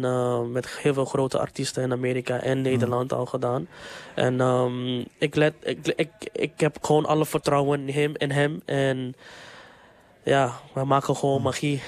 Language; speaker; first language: Dutch; non-native, local second language; English